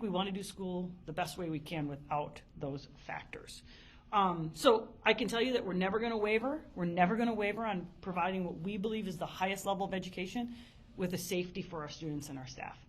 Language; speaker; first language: English; native; English